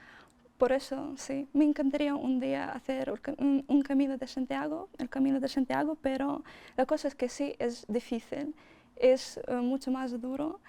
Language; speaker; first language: Spanish; non-native, fluent; Russian